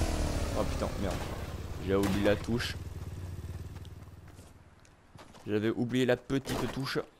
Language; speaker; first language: French; native; French